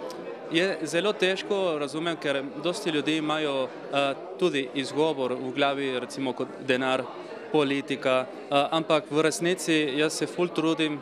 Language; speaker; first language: Slovenian; early bilingual, heritage; Spanish